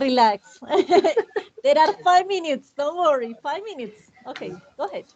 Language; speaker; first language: English; non-native, fluent; Spanish